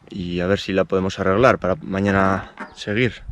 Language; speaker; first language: Spanish; native; Spanish